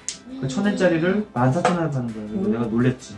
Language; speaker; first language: Korean; native; Korean